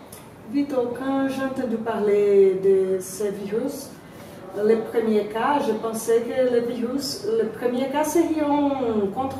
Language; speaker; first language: French; non-native, learner; Portuguese